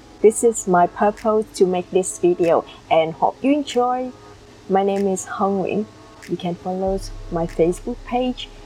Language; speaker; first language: English; non-native, learner; Vietnamese